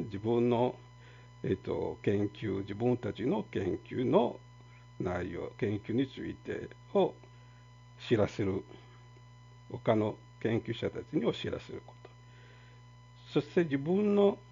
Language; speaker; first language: Japanese; non-native, fluent; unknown